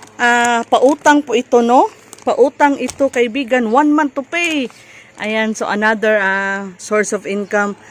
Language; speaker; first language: Filipino; non-native, local second language; Cebuano